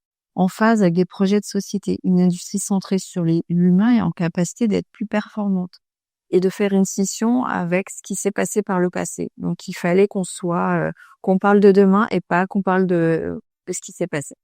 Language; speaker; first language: French; native; French